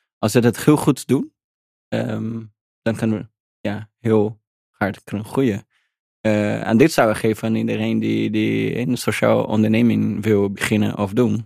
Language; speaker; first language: Dutch; non-native, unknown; Portuguese